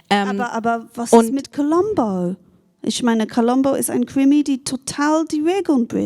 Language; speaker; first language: German; non-native, fluent; English